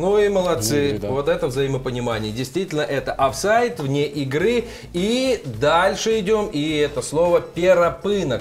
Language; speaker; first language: Russian; native; Russian